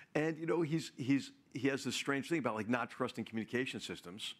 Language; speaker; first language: English; native; English